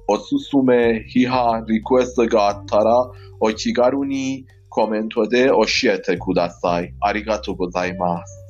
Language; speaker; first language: Japanese; non-native, fluent; Persian